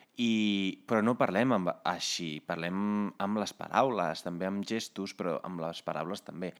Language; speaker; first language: Catalan; non-native, fluent; Italian